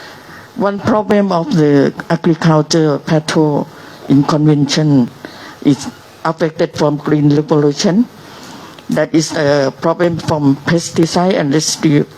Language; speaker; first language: English; non-native, learner; Thai